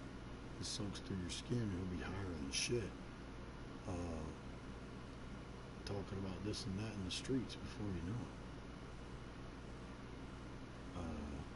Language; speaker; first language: English; native; English